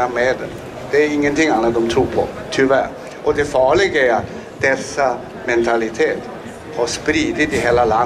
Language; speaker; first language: Swedish; non-native, fluent; Chinese